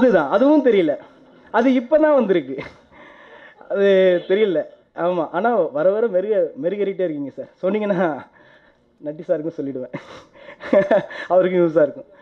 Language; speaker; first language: Tamil; native; Tamil